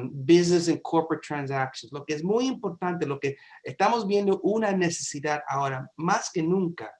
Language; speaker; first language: Spanish; early bilingual, other home language; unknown